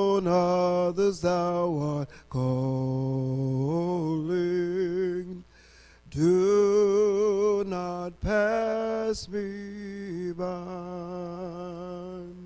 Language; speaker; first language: English; native; English